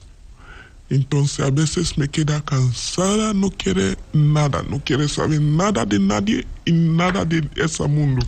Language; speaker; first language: Spanish; non-native, learner; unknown